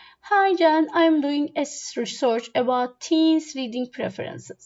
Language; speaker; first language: English; non-native, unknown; Turkish